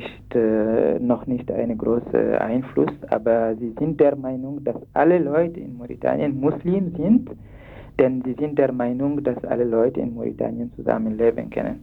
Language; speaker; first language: German; non-native, fluent; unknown